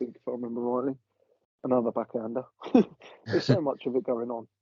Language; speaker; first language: English; native; English